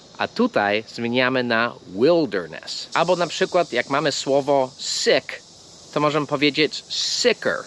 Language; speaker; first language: Polish; non-native, fluent; English